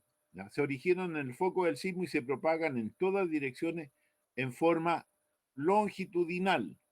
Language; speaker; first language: Spanish; native; Spanish